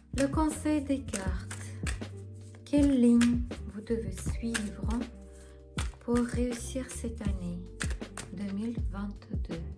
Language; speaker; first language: French; non-native, fluent; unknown